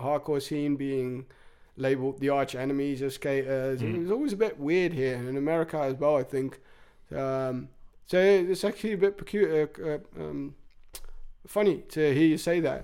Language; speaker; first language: English; native; English